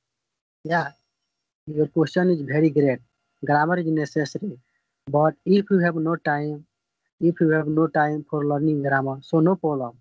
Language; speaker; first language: English; non-native, learner; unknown